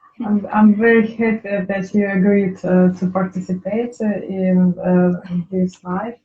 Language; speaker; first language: English; non-native, learner; Russian